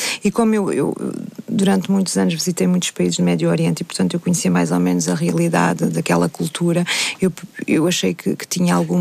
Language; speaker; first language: Portuguese; native; Portuguese